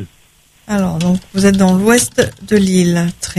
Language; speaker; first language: French; native; French